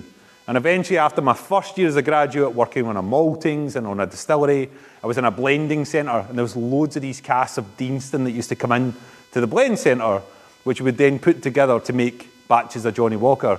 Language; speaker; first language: English; native; English